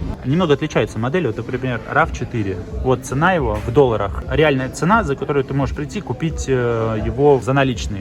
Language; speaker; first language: Russian; native; Russian